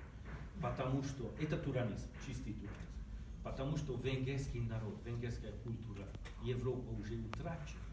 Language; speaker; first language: Russian; non-native, learner; Hungarian